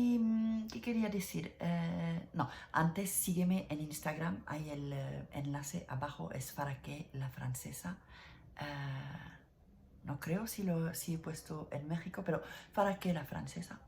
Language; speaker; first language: Spanish; non-native, learner; French